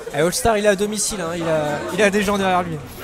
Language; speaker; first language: French; native; French